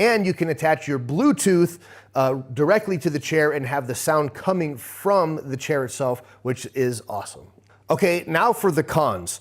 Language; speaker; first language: English; native; English